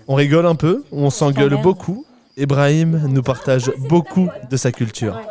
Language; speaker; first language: French; native; French